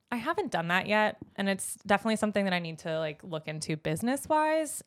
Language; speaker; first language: English; native; English